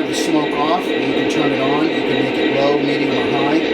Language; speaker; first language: English; native; English